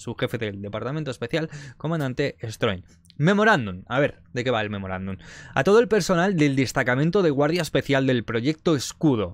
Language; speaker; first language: Spanish; native; Spanish